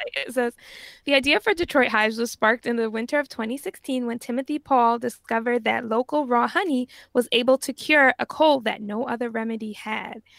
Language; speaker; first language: English; native; English